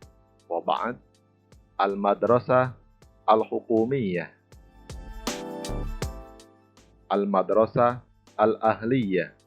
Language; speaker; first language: Arabic; non-native, fluent; Indonesian